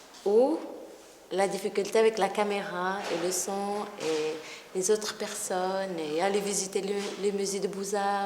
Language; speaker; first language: French; non-native, learner; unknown